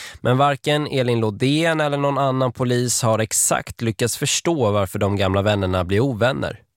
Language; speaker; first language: Swedish; native; Swedish